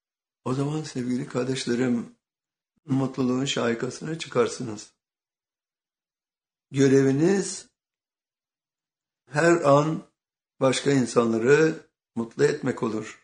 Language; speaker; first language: Turkish; native; Turkish